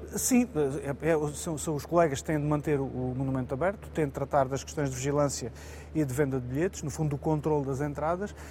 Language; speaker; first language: Portuguese; native; Portuguese